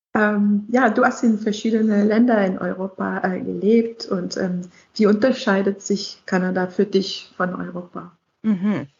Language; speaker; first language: German; non-native, fluent; English